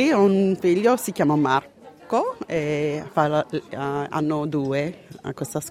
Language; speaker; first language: Italian; early bilingual, heritage; Italian